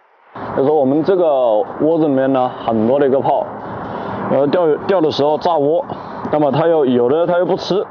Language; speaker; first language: Chinese; native; Chinese